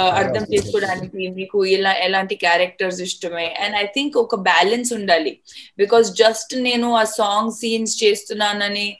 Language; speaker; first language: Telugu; non-native, fluent; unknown